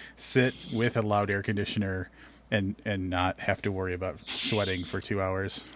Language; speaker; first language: English; native; English